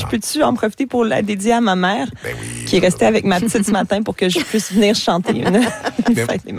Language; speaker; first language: French; native; French